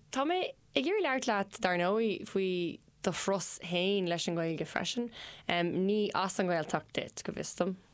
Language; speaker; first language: Irish; non-native, local second language; English